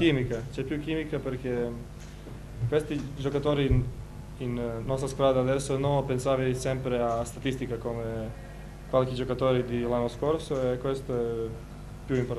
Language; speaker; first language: Italian; non-native, learner; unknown